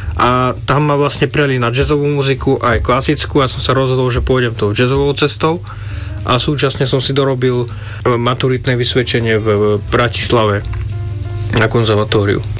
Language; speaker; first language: Slovak; native; Slovak